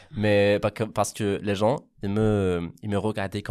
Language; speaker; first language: French; non-native, fluent; Catalan